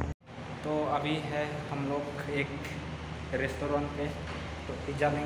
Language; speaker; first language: Hindi; non-native, local second language; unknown